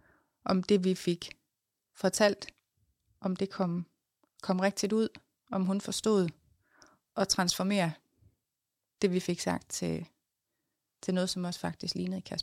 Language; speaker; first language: Danish; native; Danish